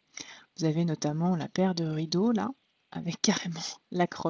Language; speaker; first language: French; native; French